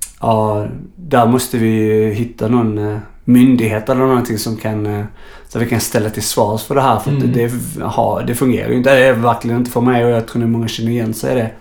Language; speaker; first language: Swedish; native; Swedish